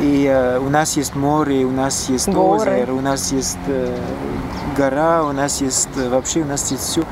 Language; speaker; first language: Russian; non-native, fluent; French